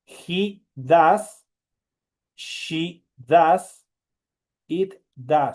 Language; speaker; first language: English; non-native, fluent; Spanish